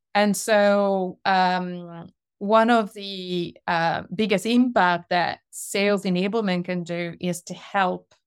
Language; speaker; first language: English; non-native, fluent; Italian